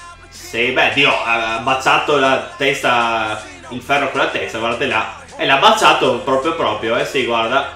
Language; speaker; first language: Italian; native; Italian